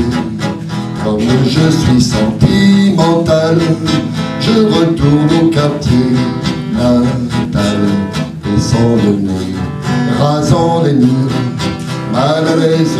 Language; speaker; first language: French; native; French